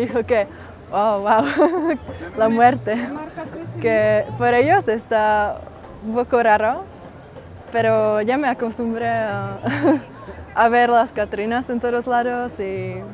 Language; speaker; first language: Spanish; non-native, fluent; Czech